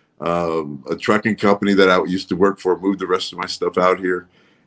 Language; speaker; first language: English; native; English